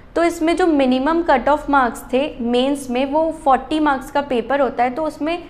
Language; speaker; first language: Hindi; native; Hindi